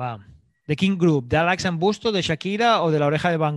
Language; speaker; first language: Catalan; native; Catalan